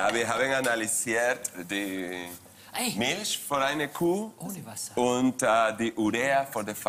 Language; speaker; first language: German; non-native, fluent; Spanish